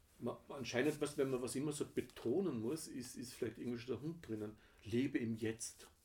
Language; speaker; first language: German; native; German